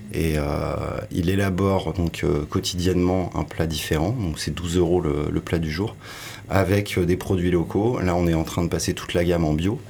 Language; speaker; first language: French; native; French